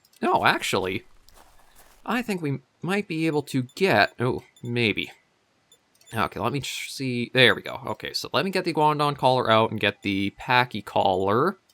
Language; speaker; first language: English; native; English